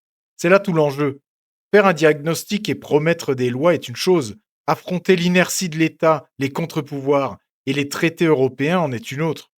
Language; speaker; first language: French; native; French